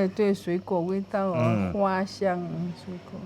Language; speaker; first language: Chinese; early bilingual, heritage; Chinese